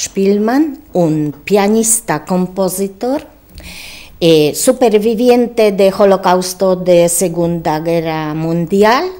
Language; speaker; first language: Spanish; non-native, learner; Polish